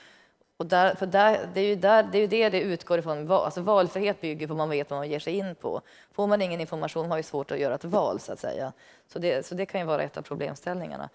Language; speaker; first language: Swedish; native; Swedish